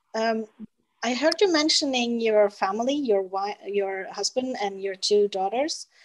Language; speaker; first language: English; non-native, fluent; Norwegian